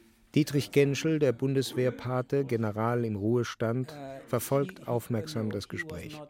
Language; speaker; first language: German; native; German